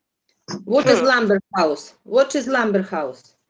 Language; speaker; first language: English; non-native, learner; Russian